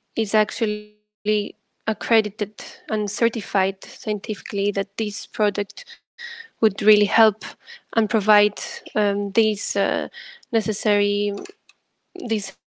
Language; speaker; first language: English; non-native, fluent; Greek